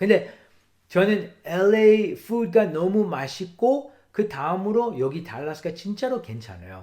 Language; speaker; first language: Korean; early bilingual, heritage; English